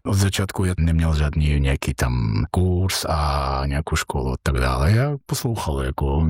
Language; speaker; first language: Czech; non-native, fluent; Georgian